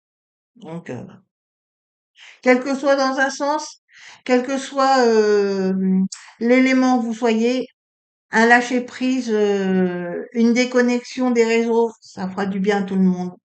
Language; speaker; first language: French; native; French